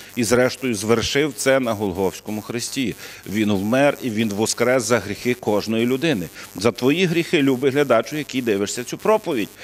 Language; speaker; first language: Ukrainian; native; Ukrainian